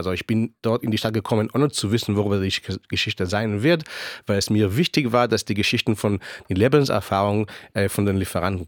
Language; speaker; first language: German; non-native, fluent; Hebrew